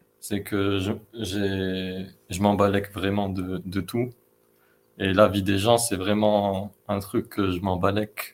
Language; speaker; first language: French; non-native, local second language; Arabic